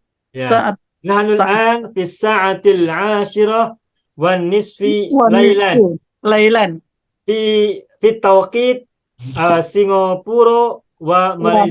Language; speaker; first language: Arabic; non-native, fluent; Indonesian